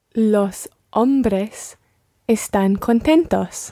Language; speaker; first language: Spanish; non-native, learner; English